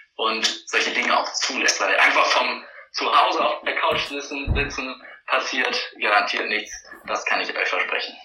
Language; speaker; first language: German; native; German